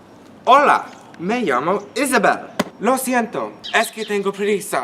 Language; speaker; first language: Spanish; non-native, learner; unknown